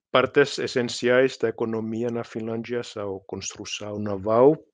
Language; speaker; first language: Portuguese; non-native, fluent; Finnish